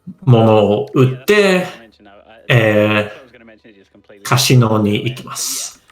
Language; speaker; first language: Japanese; non-native, fluent; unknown